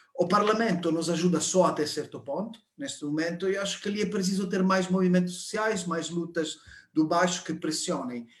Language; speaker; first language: Portuguese; non-native, fluent; Italian